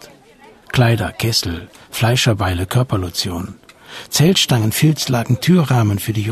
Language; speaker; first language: German; native; German